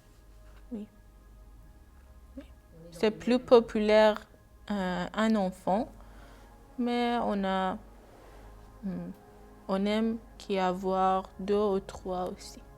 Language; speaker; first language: French; non-native, learner; Persian